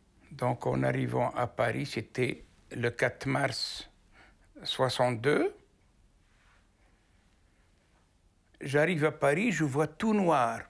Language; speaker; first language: French; non-native, local second language; Arabic